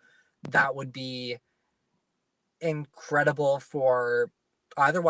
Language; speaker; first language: English; native; English